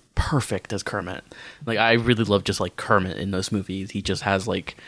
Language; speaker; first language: English; native; English